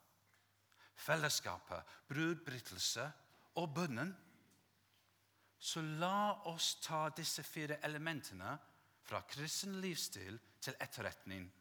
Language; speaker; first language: Norwegian; non-native, fluent; English